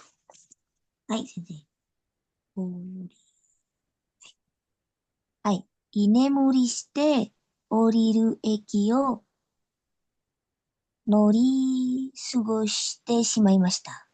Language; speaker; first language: Japanese; non-native, learner; Indonesian